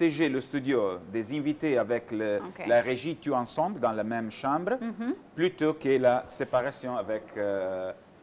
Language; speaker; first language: French; non-native, learner; Italian